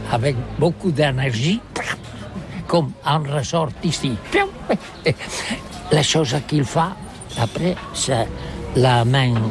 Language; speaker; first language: French; non-native, learner; Catalan